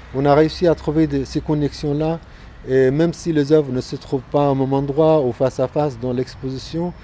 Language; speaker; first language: French; non-native, fluent; Arabic